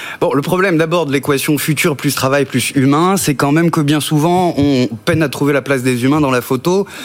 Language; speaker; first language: French; native; French